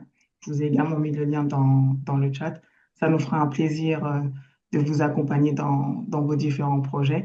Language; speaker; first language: French; native; French